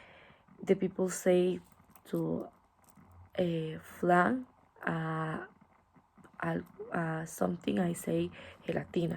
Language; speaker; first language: English; non-native, learner; Spanish